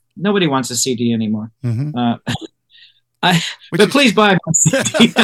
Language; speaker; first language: English; native; English